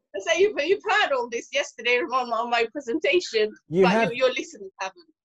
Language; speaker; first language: English; non-native, local second language; Swahili